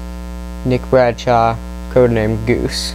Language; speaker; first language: English; native; English